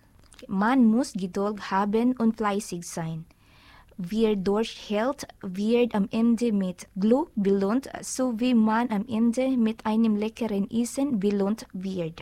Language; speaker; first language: German; non-native, learner; Filipino